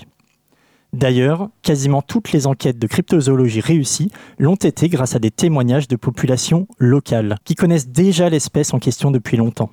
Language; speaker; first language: French; native; French